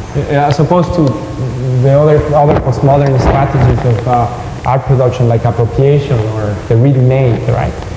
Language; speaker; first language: English; non-native, fluent; Spanish